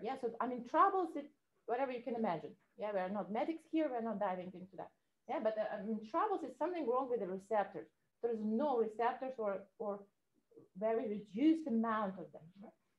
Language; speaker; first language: English; non-native, fluent; Russian